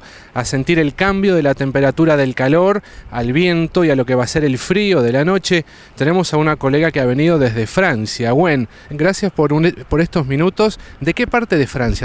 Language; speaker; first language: Spanish; native; Spanish